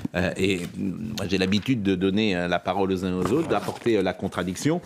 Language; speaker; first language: French; native; French